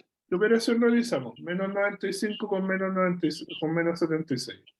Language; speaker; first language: Spanish; native; Spanish